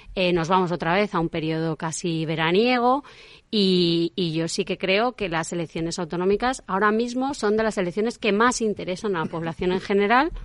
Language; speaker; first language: Spanish; native; Spanish